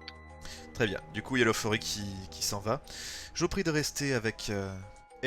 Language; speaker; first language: French; native; French